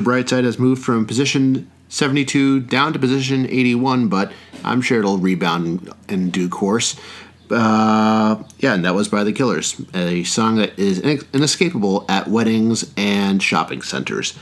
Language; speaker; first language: English; early bilingual, other home language; Spanish